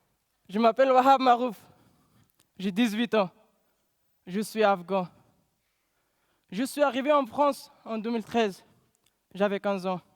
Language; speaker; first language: French; non-native, learner; Pashto